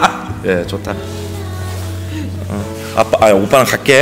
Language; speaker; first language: Korean; native; Korean